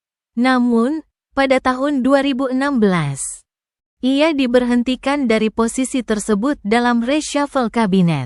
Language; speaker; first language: Indonesian; native; Indonesian